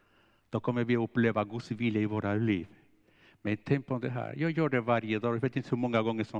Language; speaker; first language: Swedish; non-native, fluent; Spanish